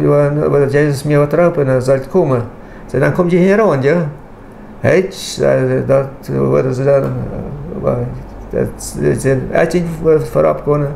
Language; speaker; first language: German; non-native, local second language; Low German